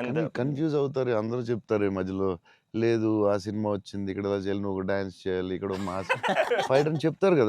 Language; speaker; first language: Telugu; native; Telugu